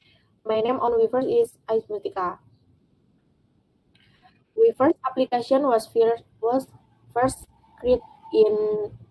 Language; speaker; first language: English; non-native, learner; Indonesian